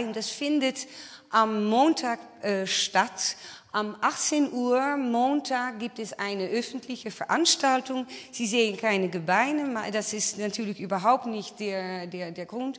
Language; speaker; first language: German; non-native, fluent; Dutch